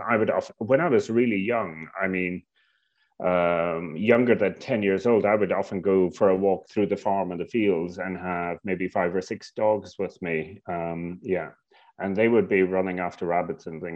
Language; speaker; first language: English; native; English